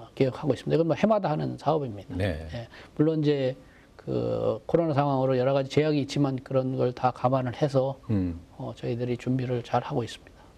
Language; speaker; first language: Korean; native; Korean